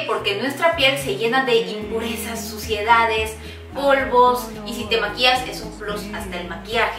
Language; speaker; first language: Spanish; non-native, fluent; Korean